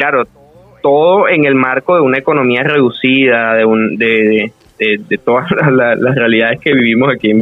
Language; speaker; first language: Spanish; native; Spanish